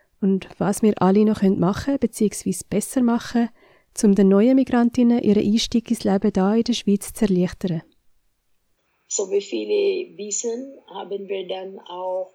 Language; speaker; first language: German; non-native, fluent; Filipino